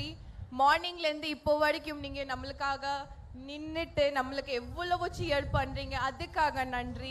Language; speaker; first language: Tamil; non-native, learner; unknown